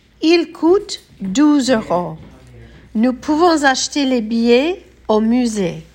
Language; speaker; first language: French; non-native, learner; English